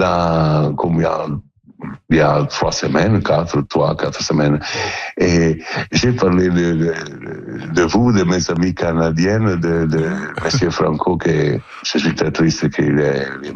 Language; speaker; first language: French; non-native, learner; Italian